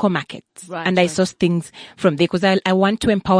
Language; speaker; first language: English; non-native, local second language; Ganda